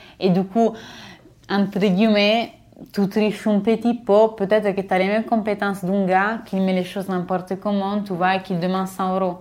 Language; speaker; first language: French; non-native, fluent; Italian